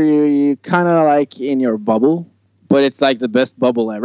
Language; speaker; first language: English; non-native, fluent; Norwegian